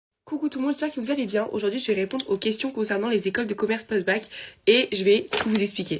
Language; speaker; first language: French; native; French